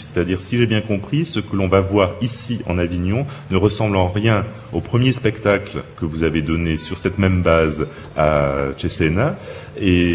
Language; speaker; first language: French; native; French